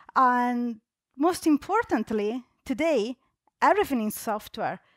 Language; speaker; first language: English; non-native, fluent; Italian